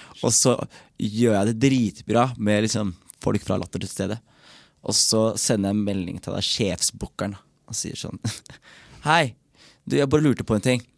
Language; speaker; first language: Norwegian; early bilingual, other home language; Somali